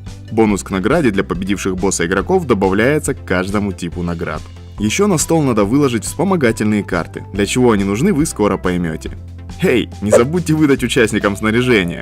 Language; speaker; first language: Russian; native; Russian